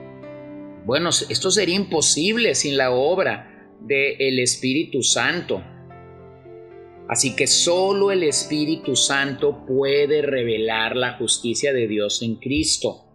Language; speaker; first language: Spanish; native; Spanish